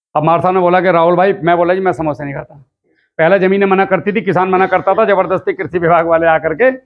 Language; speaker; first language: Hindi; native; Hindi